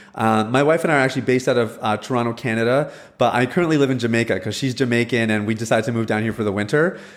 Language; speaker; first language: English; early bilingual, other home language; Hindi